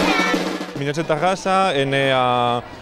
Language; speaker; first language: French; non-native, learner; Catalan